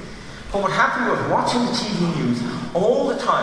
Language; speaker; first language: English; native; English